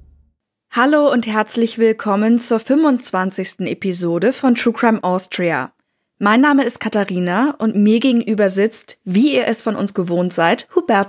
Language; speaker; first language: German; native; German